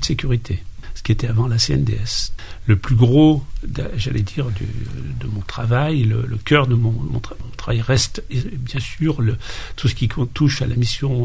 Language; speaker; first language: French; native; French